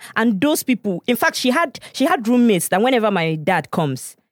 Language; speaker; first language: English; non-native, local second language; Igbo